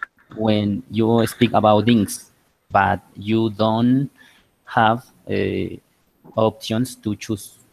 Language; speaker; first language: English; non-native, learner; Spanish